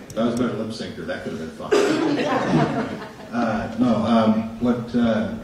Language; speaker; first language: English; native; English